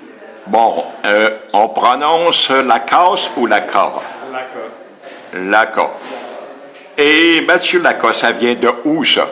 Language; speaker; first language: French; native; French